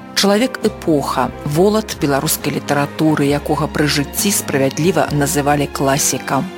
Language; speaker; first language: Belarusian; native; Belarusian